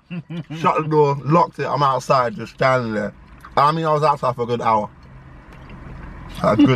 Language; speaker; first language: English; native; English